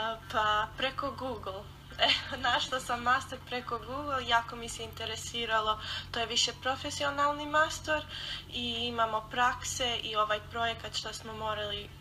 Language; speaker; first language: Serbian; early bilingual, heritage; Serbian